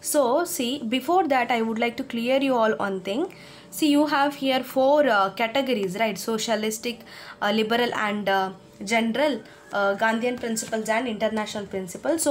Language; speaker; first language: English; non-native, local second language; Kannada